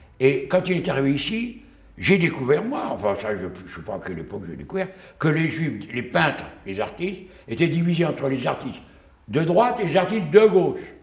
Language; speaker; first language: French; early bilingual, other home language; Yiddish